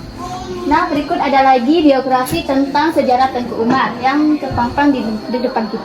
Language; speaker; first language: Indonesian; native; Indonesian